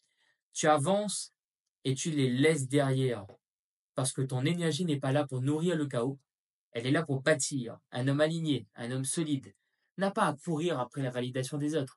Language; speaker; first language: French; native; French